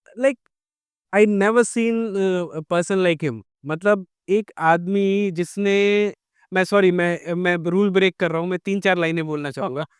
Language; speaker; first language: Hindi; native; Hindi